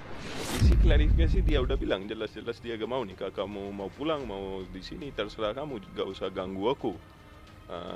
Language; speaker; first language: Indonesian; non-native, fluent; Urdu